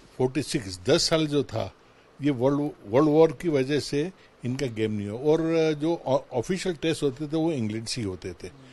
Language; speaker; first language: Hindi; native; Hindi